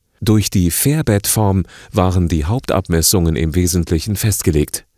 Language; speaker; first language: German; native; German